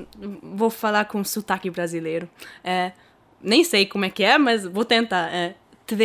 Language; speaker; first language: Portuguese; early bilingual, heritage; German